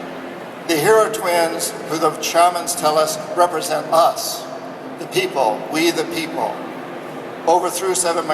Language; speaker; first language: English; native; English